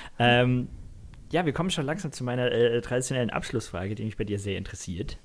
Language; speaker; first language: German; native; German